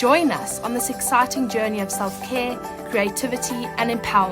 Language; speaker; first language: English; native; English